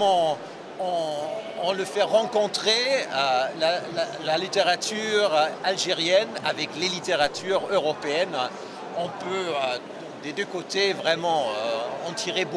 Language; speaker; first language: French; non-native, fluent; German